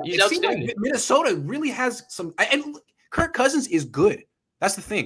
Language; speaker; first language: English; native; English